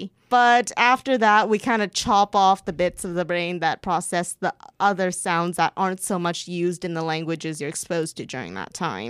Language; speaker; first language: English; early bilingual, other home language; Chinese